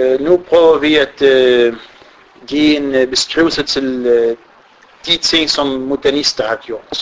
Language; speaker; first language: Danish; non-native, fluent; Arabic